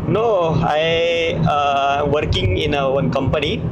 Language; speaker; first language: English; non-native, local second language; Hindi